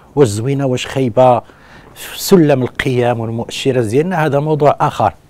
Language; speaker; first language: Arabic; non-native, local second language; Berber languages